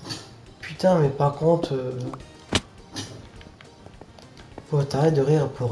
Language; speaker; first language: French; native; French